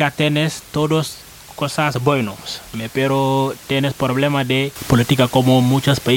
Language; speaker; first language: Spanish; non-native, learner; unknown